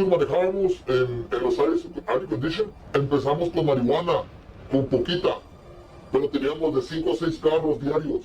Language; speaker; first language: Spanish; native; Spanish